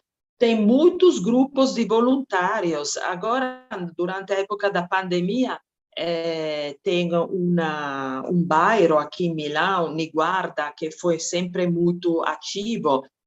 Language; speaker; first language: Portuguese; non-native, fluent; Italian